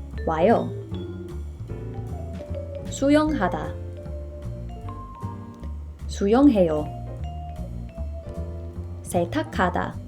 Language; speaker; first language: Korean; non-native, fluent; English